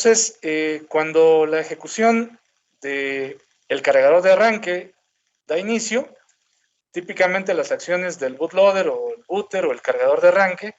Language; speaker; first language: Spanish; native; Spanish